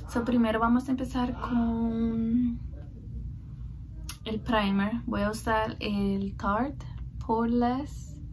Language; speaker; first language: Spanish; early bilingual, heritage; Spanish